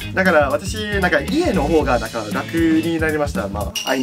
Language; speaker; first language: Japanese; non-native, fluent; English